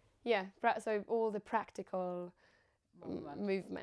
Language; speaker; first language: English; non-native, fluent; Finnish